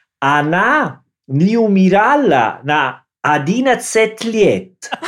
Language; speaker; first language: Russian; non-native, learner; Italian